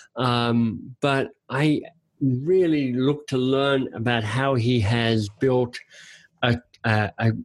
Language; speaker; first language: English; native; English